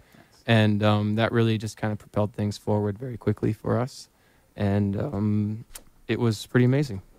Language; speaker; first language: English; native; English